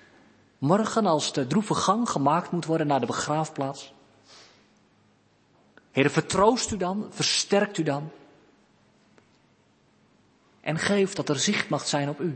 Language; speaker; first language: Dutch; native; Dutch